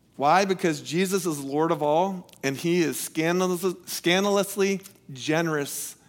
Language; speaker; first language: English; native; English